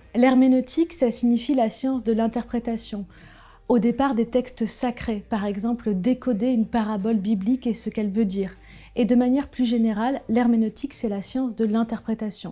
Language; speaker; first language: French; native; French